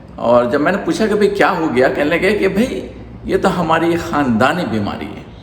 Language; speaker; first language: Urdu; native; Urdu